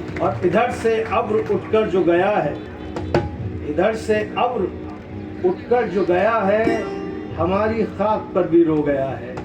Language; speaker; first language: Urdu; native; Urdu